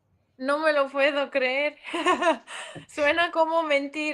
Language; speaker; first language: Spanish; non-native, fluent; Greek